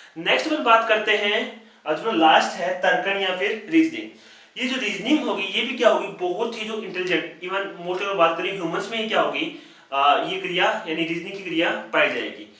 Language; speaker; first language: Hindi; native; Hindi